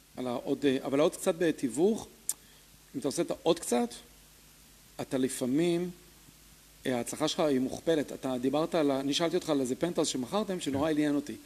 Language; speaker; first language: Hebrew; early bilingual, other home language; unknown